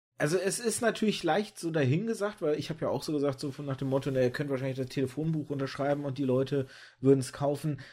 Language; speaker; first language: German; early bilingual, other home language; Russian